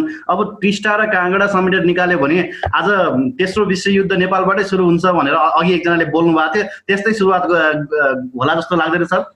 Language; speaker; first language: Nepali; native; Nepali